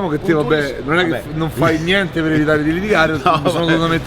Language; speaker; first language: Italian; native; Italian